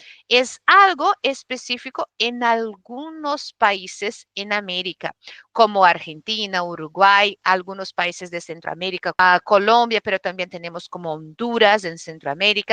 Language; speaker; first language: Spanish; non-native, fluent; Portuguese